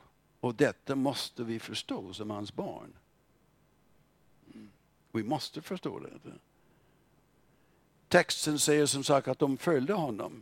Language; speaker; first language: Swedish; non-native, fluent; English